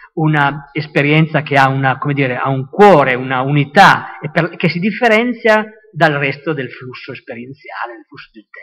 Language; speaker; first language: Italian; native; Italian